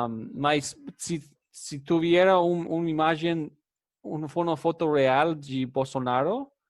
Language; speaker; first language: Spanish; non-native, fluent; English